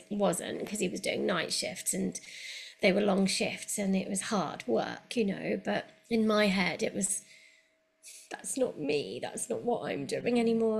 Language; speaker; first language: English; native; English